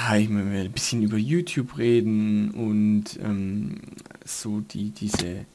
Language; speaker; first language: German; native; German